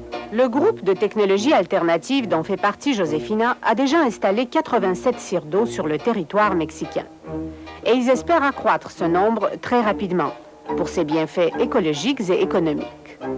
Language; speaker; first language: French; native; French